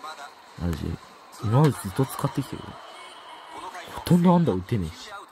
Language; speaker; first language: Japanese; native; Japanese